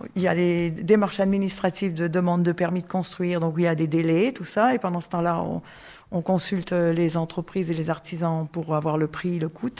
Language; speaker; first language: French; native; French